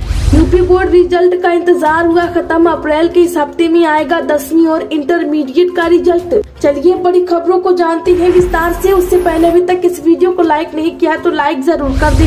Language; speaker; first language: Hindi; native; Hindi